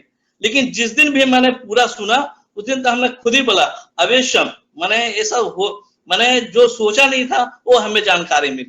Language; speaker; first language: Hindi; native; Hindi